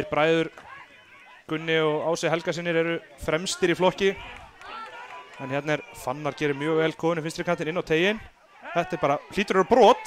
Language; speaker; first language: Icelandic; native; Icelandic